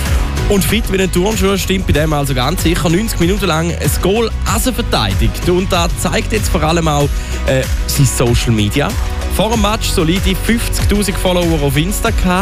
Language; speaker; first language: German; native; German